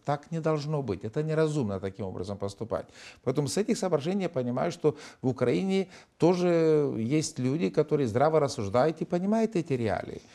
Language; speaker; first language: Russian; non-native, local second language; Romanian